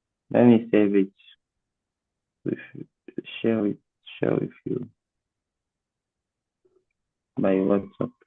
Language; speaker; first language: English; non-native, learner; Portuguese